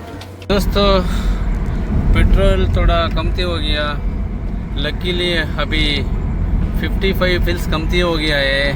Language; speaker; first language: Hindi; non-native, local second language; Kannada